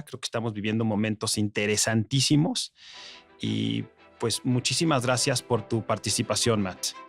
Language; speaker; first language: Spanish; native; Spanish